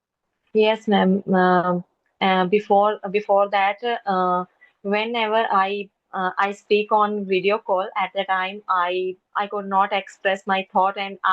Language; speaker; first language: English; non-native, local second language; Hindi